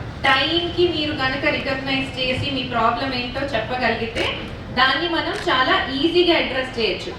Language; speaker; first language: Telugu; native; Telugu